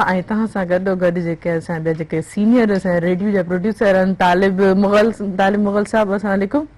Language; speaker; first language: Sindhi; native; Sindhi